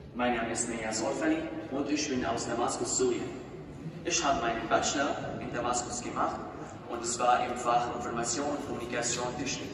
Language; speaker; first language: German; non-native, fluent; Arabic